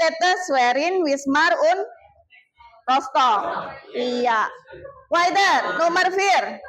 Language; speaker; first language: German; non-native, fluent; Indonesian